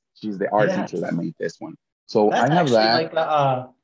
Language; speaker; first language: English; early bilingual, other home language; Spanish